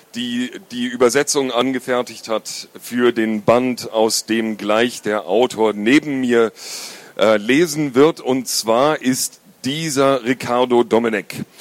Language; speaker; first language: German; native; German